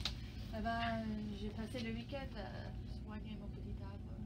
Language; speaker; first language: French; non-native, learner; English